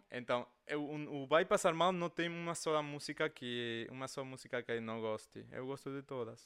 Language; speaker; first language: Portuguese; non-native, fluent; Spanish